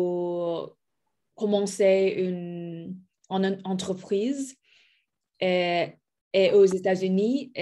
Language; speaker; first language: French; non-native, learner; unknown